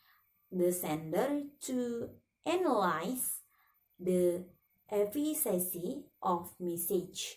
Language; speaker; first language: English; non-native, learner; Indonesian